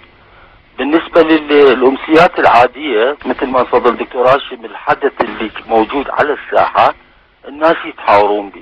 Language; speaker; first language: Arabic; native; Arabic